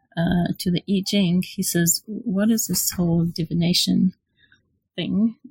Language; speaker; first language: English; non-native, fluent; Hebrew